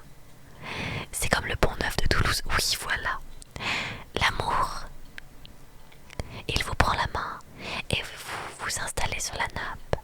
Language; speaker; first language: French; native; French